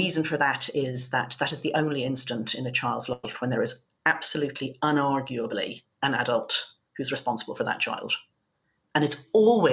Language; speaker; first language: English; native; English